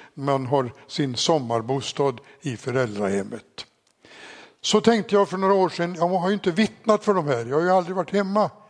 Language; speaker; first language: Swedish; native; Swedish